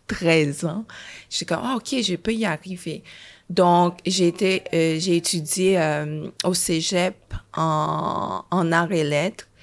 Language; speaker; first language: French; early bilingual, other home language; Haitian Creole